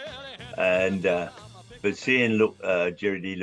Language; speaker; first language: English; native; English